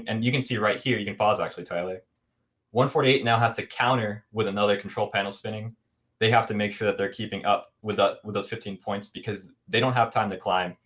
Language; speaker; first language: English; native; English